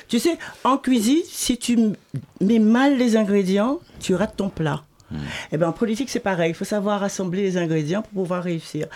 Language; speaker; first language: French; native; French